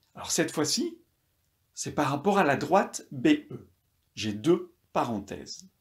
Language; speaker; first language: French; native; French